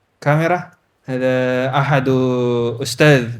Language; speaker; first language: Arabic; non-native, learner; Indonesian